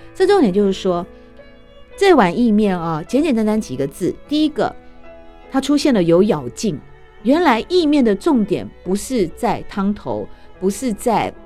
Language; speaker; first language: Chinese; native; Chinese